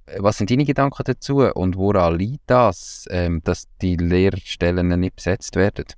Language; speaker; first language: German; native; German